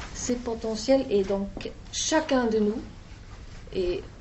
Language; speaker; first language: French; non-native, fluent; German